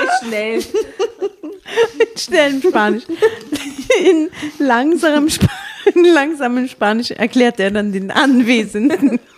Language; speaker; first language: German; native; German